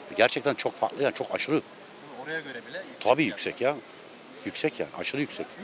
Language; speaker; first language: Turkish; native; Turkish